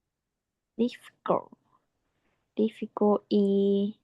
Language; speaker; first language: English; non-native, learner; Vietnamese